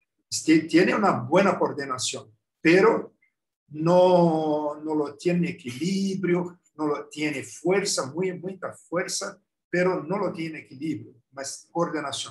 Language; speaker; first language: Spanish; non-native, learner; Portuguese